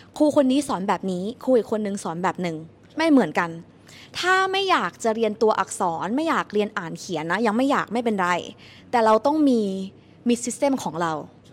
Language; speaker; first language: Thai; native; Thai